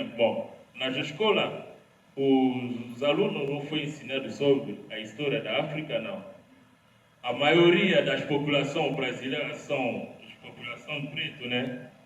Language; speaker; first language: Portuguese; non-native, learner; Lingala